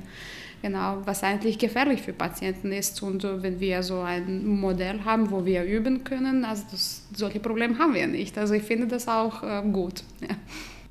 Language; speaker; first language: German; non-native, fluent; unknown